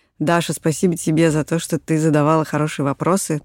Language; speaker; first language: Russian; native; Russian